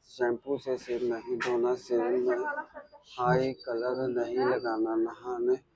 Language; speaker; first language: Hindi; non-native, local second language; Punjabi